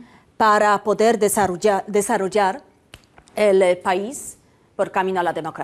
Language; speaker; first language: Spanish; non-native, fluent; Polish